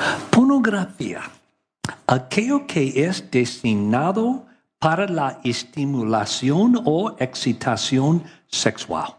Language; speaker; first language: Spanish; non-native, learner; English